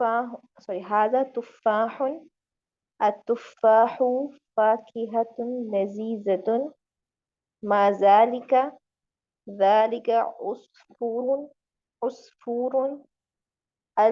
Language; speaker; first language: Arabic; non-native, learner; Hindi